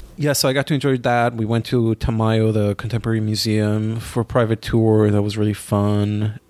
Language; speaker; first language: English; non-native, fluent; Hebrew